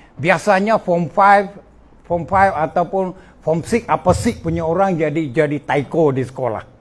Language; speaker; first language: Malay; non-native, local second language; Min Nan Chinese